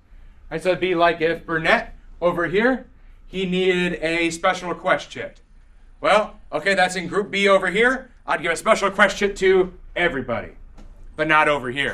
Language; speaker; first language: English; native; English